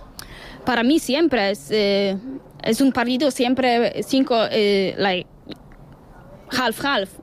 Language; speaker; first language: Spanish; non-native, learner; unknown